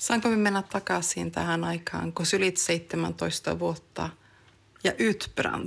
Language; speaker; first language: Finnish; early bilingual, heritage; Finnish